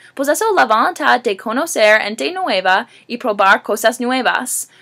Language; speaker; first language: Spanish; non-native, learner; English